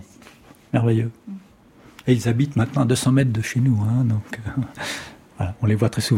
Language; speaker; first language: French; native; French